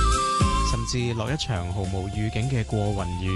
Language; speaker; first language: Chinese; non-native, local second language; Cantonese